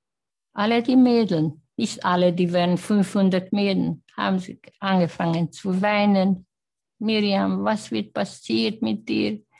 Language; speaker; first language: German; non-native, learner; Hungarian